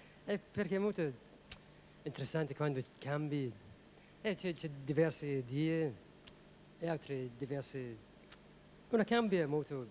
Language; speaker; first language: Italian; non-native, learner; English